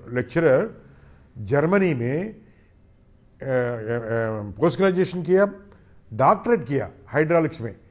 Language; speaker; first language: Hindi; non-native, local second language; Telugu